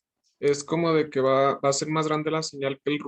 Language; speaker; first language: Spanish; native; Spanish